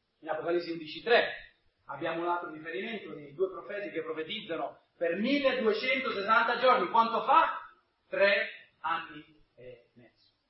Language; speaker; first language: Italian; non-native, fluent; English